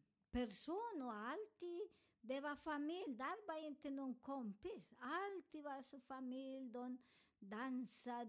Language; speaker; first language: Swedish; non-native, fluent; Spanish